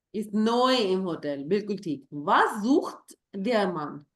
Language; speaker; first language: German; non-native, learner; Hindi